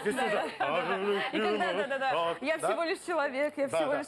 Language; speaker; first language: Russian; native; Russian